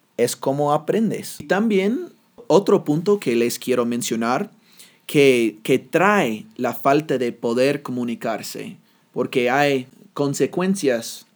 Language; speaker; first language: Spanish; non-native, fluent; English